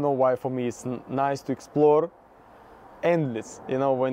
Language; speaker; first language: English; non-native, fluent; Russian